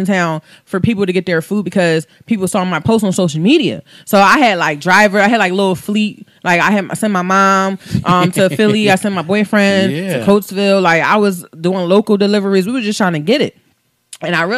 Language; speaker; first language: English; native; English